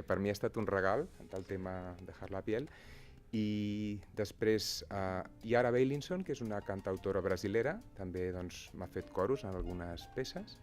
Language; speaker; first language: Catalan; native; Catalan